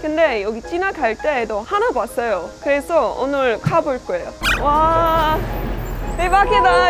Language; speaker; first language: Korean; non-native, learner; English